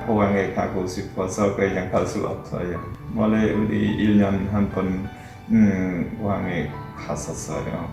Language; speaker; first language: Korean; non-native, learner; Khmer